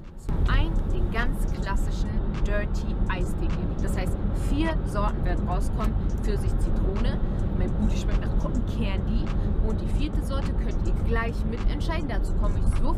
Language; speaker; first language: German; native; German